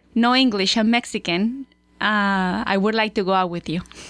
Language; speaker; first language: English; non-native, fluent; Spanish